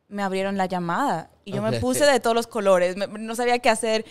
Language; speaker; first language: Spanish; early bilingual, heritage; Spanish